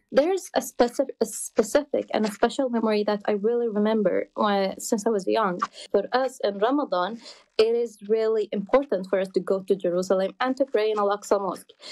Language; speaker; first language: English; non-native, fluent; Arabic